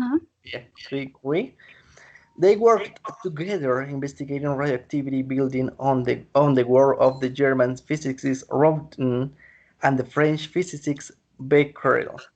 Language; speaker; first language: English; non-native, learner; Spanish